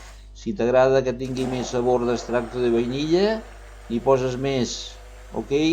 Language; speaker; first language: Catalan; non-native, local second language; Spanish